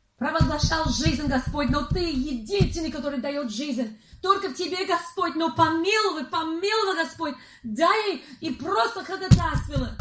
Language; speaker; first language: Russian; non-native, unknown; English